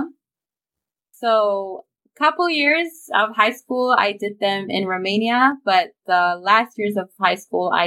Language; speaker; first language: English; non-native, fluent; Romanian